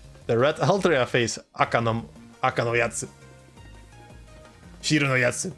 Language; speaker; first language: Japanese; non-native, learner; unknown